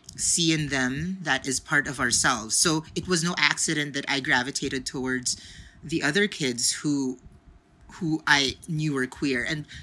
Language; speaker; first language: English; non-native, local second language; Filipino